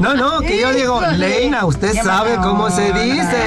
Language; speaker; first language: Spanish; native; Spanish